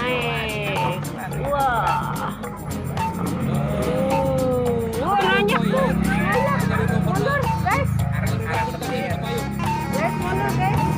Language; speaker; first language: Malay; non-native, local second language; Sundanese